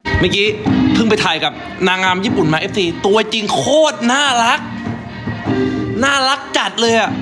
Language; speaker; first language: Thai; native; Thai